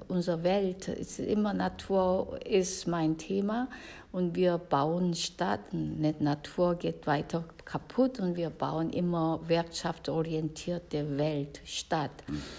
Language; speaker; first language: German; non-native, fluent; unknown